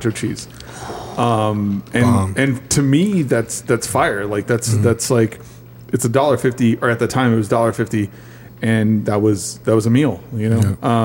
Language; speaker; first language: English; native; English